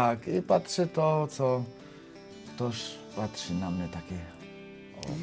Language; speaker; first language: Polish; non-native, learner; Georgian